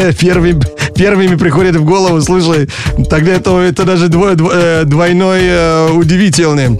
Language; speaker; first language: Russian; non-native, fluent; Yoruba